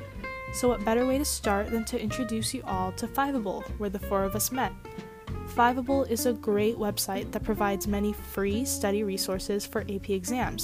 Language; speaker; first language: English; native; English